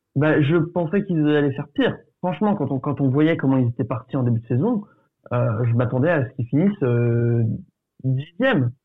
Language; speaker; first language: French; early bilingual, other home language; Portuguese